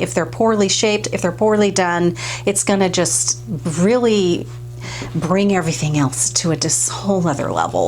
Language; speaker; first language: English; native; English